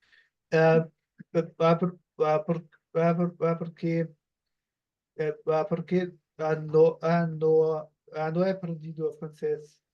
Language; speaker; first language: Spanish; non-native, learner; German